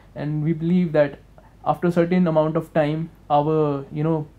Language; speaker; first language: English; non-native, local second language; Hindi